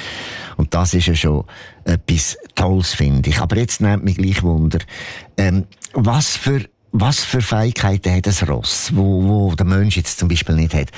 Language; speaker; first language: German; native; German